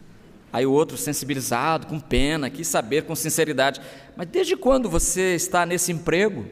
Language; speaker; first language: Portuguese; native; Portuguese